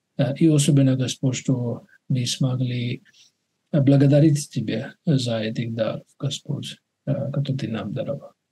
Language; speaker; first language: Russian; non-native, fluent; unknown